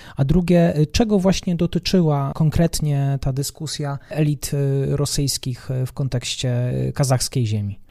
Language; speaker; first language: Polish; native; Polish